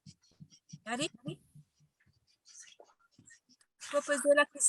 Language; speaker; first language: French; non-native, learner; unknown